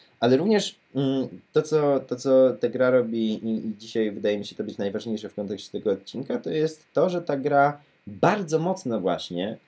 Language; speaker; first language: Polish; native; Polish